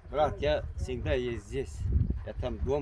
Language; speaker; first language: Russian; non-native, learner; Turkmen